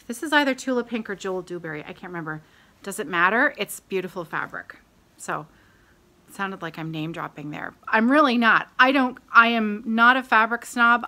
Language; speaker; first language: English; native; English